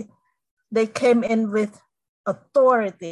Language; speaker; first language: English; non-native, fluent; Khmer